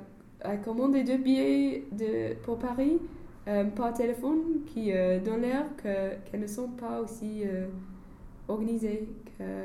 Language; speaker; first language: French; non-native, fluent; English